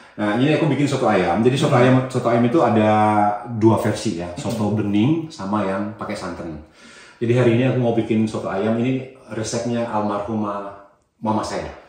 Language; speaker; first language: Indonesian; native; Indonesian